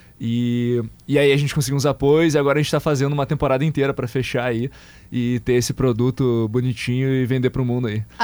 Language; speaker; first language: Portuguese; early bilingual, other home language; English